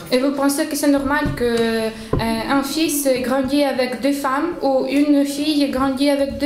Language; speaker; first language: French; non-native, learner; Spanish